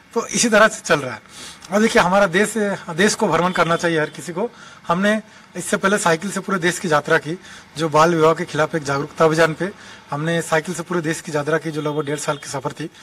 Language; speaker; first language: Hindi; non-native, local second language; Bangla